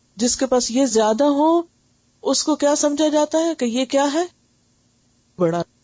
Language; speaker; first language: Urdu; non-native, local second language; Punjabi